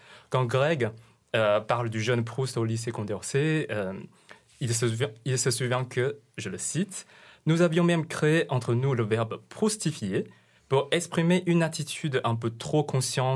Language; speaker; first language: French; non-native, fluent; Chinese